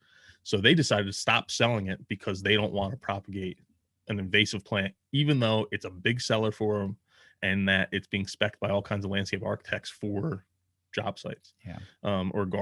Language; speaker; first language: English; native; English